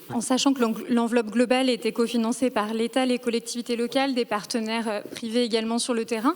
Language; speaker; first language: French; native; French